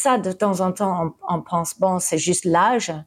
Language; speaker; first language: French; early bilingual, heritage; English